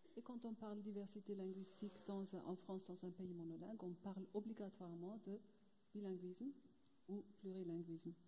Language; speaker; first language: French; non-native, fluent; German